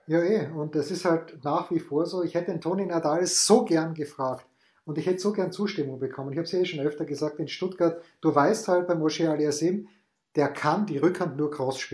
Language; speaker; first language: German; native; German